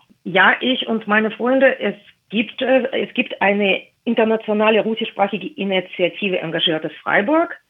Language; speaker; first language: German; non-native, fluent; Russian